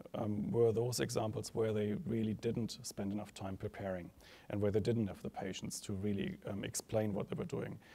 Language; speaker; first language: English; non-native, fluent; German